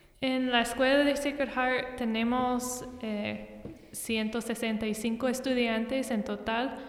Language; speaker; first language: Spanish; non-native, fluent; English